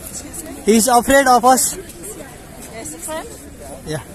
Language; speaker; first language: English; non-native, local second language; Nepali